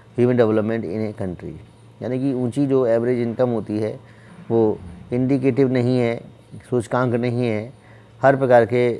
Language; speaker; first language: Hindi; native; Hindi